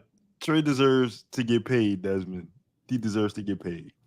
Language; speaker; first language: English; native; English